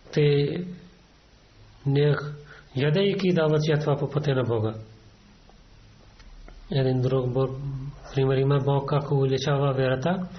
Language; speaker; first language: Bulgarian; non-native, fluent; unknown